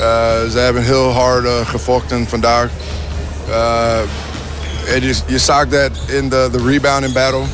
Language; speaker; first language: Dutch; non-native, learner; English